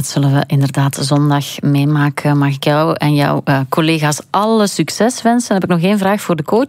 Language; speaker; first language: Dutch; native; Dutch